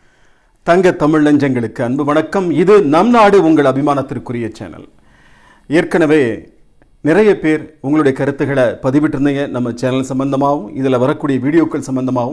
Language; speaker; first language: Tamil; native; Tamil